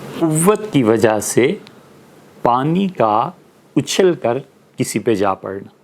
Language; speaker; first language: Urdu; native; Urdu